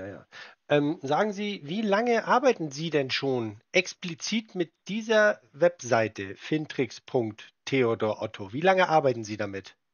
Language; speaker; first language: German; native; German